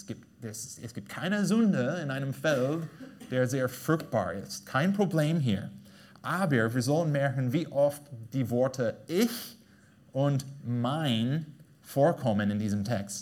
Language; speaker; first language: German; non-native, fluent; English